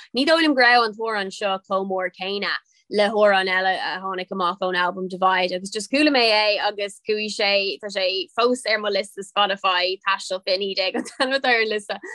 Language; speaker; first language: Irish; non-native, local second language; English